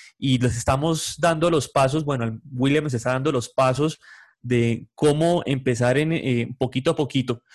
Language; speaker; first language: Spanish; native; Spanish